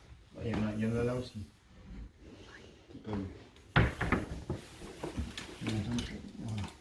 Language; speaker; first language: French; native; French